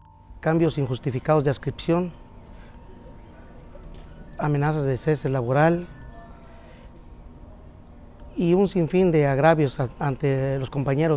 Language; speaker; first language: Spanish; native; Spanish